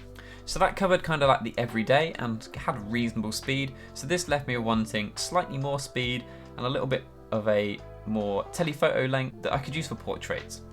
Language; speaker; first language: English; native; English